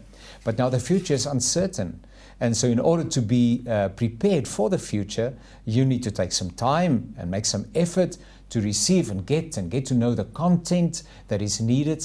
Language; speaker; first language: English; non-native, local second language; Afrikaans